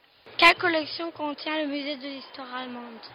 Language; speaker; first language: French; non-native, learner; German